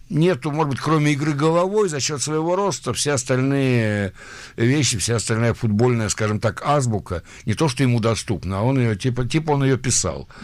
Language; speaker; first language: Russian; early bilingual, heritage; Russian